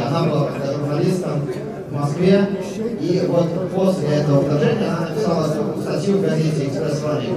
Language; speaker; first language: Russian; native; Russian